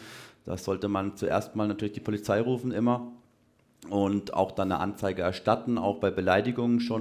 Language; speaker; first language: German; native; German